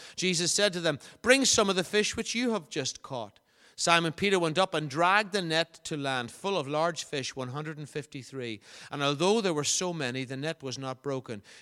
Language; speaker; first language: English; native; English